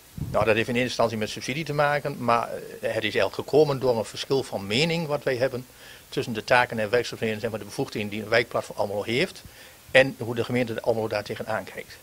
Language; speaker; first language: Dutch; native; Dutch